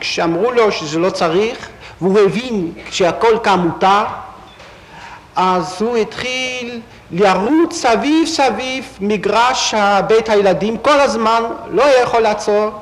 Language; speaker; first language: Hebrew; non-native, fluent; Dutch